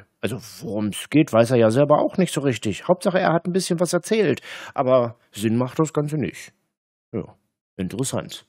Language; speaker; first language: German; native; German